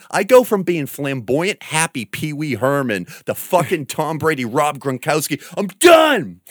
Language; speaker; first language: English; native; English